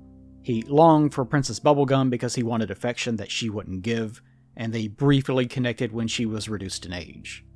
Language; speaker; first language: English; native; English